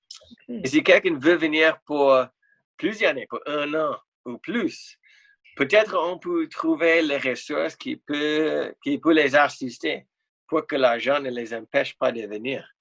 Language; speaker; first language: French; non-native, fluent; English